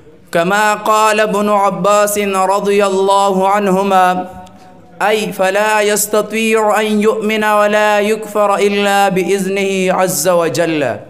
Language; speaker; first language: Arabic; non-native, fluent; Urdu